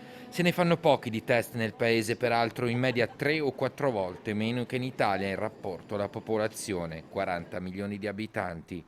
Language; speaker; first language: Italian; native; Italian